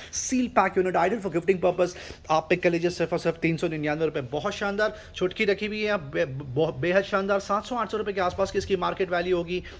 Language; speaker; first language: Hindi; native; Hindi